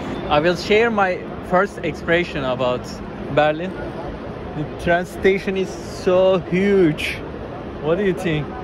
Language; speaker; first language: English; non-native, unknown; Turkish